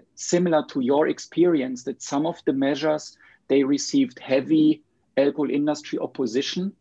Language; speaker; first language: English; non-native, fluent; German